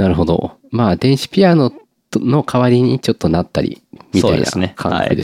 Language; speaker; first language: Japanese; native; Japanese